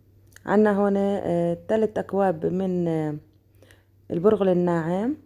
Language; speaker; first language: Arabic; native; Arabic